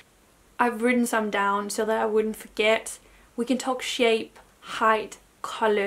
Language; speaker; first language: English; non-native, fluent; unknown